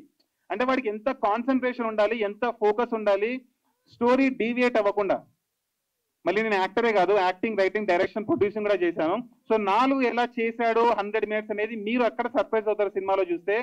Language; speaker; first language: Telugu; native; Telugu